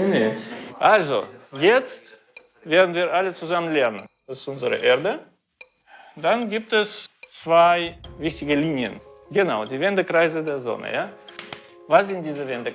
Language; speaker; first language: German; non-native, fluent; Russian